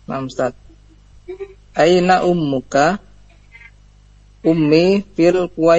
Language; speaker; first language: Arabic; non-native, learner; Indonesian